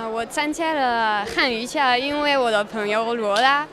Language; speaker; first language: Chinese; non-native, learner; French